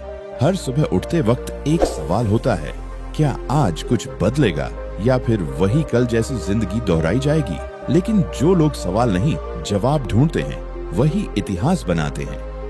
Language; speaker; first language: Hindi; native; Hindi